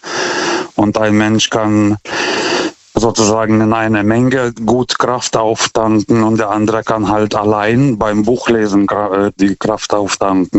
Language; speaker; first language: German; non-native, fluent; Lithuanian